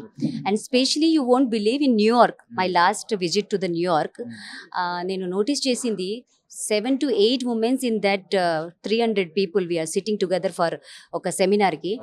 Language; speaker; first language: Telugu; non-native, learner; Hindi